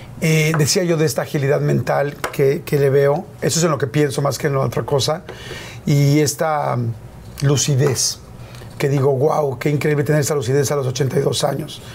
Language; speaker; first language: Spanish; native; Spanish